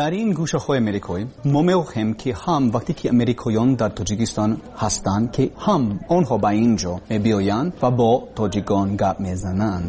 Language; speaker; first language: Persian; non-native, learner; English